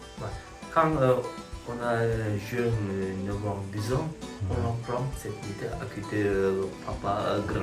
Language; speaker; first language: French; non-native, learner; Turkish